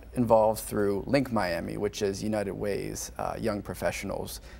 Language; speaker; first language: English; native; English